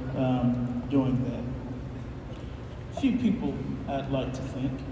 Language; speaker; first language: English; native; English